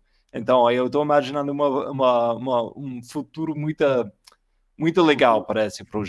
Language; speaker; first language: Portuguese; non-native, learner; English